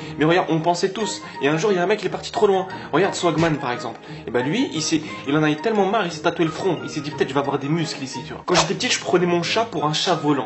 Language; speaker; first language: French; native; French